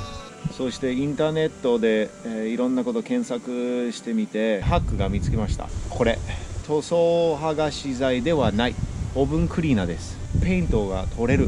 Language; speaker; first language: Japanese; non-native, fluent; English